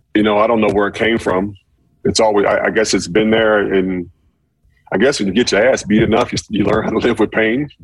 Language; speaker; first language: English; native; English